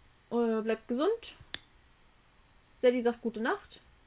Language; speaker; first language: German; native; German